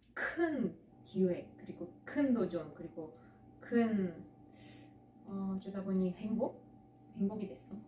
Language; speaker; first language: Korean; non-native, fluent; Russian